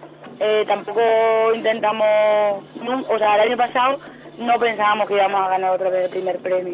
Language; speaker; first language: Spanish; native; Spanish